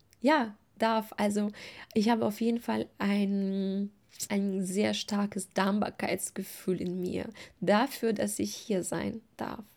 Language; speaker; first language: German; non-native, fluent; Russian